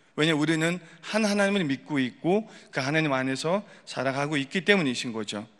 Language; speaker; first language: Korean; non-native, fluent; Mongolian